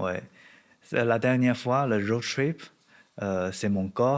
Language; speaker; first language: French; non-native, learner; Chinese